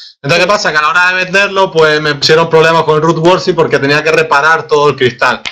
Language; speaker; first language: Spanish; native; Spanish